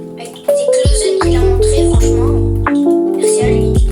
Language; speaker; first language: French; native; French